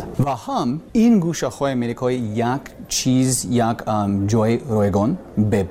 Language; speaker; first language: Persian; non-native, learner; English